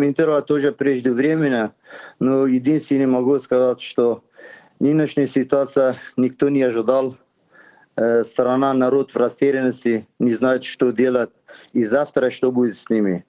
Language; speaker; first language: Ukrainian; non-native, learner; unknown